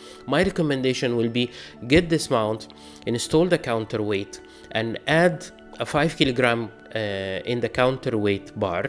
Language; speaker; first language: English; non-native, fluent; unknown